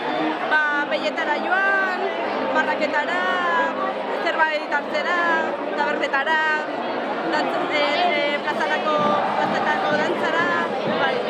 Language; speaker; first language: Basque; non-native, local second language; Spanish